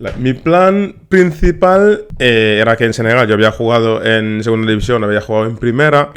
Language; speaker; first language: Spanish; non-native, fluent; Wolof